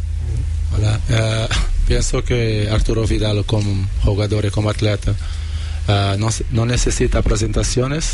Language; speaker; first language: Spanish; non-native, fluent; Portuguese